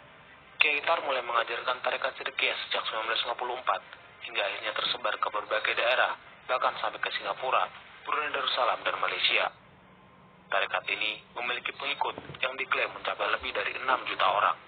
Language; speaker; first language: Indonesian; native; Indonesian